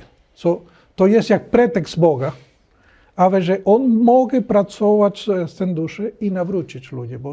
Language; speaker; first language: Polish; non-native, learner; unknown